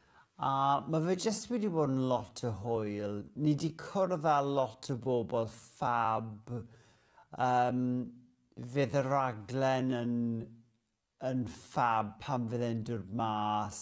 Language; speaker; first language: Welsh; native; Welsh